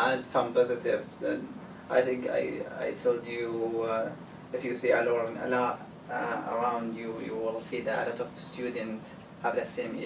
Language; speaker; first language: English; non-native, learner; Arabic